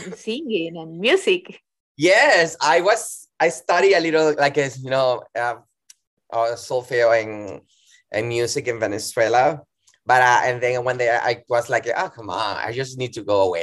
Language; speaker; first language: English; non-native, fluent; Spanish